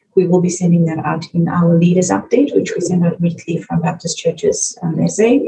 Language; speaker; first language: English; native; English